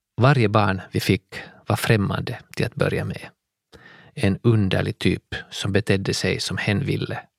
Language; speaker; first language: Swedish; native; Swedish